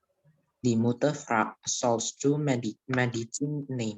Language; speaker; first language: German; non-native, learner; Indonesian